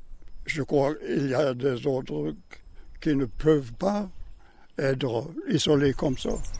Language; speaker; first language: French; non-native, learner; German